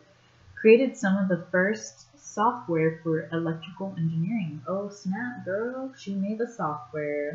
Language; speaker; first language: English; native; English